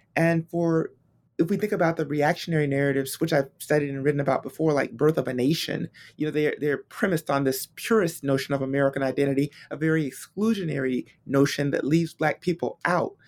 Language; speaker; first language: English; native; English